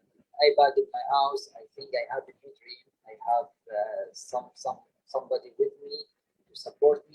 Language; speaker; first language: English; non-native, learner; Arabic